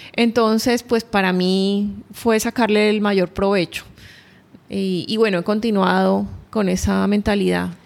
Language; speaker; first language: Spanish; native; Spanish